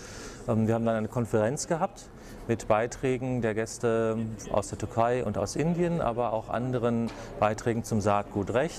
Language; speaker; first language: German; native; German